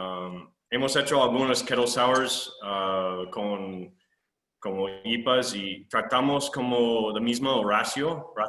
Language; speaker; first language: Spanish; non-native, fluent; English